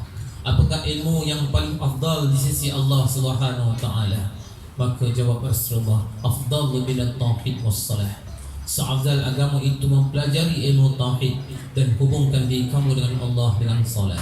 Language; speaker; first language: Malay; native; Malay